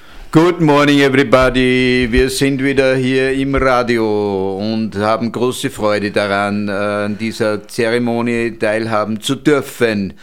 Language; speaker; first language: German; native; German